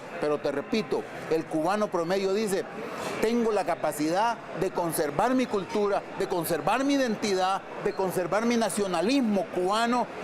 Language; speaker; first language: Spanish; native; Spanish